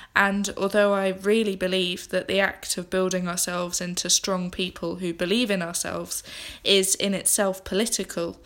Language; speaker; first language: English; native; English